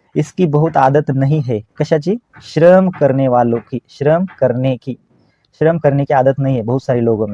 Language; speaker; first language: Hindi; non-native, local second language; Marathi